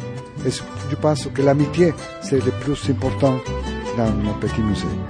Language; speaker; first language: French; non-native, learner; Spanish